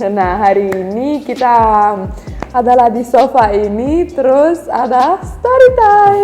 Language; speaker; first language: Indonesian; non-native, fluent; Romanian